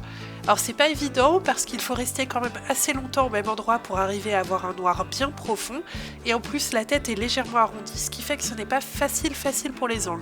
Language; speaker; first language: French; native; French